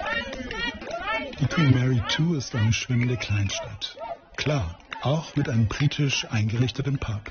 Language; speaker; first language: German; native; German